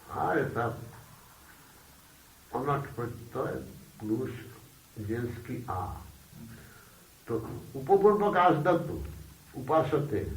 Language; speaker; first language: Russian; non-native, learner; Bangla